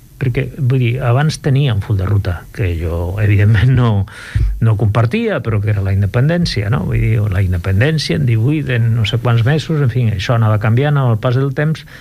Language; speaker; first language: Catalan; non-native, local second language; Spanish